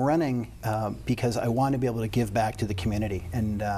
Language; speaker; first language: English; native; English